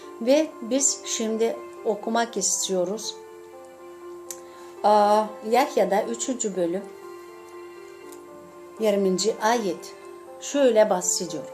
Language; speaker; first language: Turkish; non-native, fluent; Gagauz